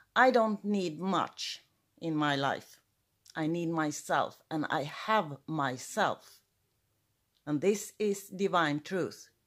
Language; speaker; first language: English; non-native, fluent; Swedish